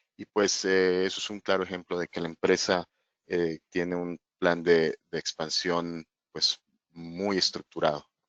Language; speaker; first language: Spanish; native; Spanish